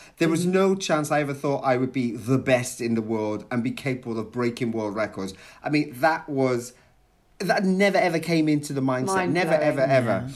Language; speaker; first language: English; native; English